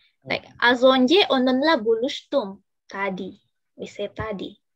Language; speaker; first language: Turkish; non-native, learner; Indonesian